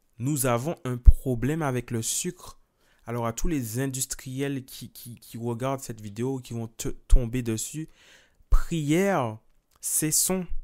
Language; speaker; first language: French; native; French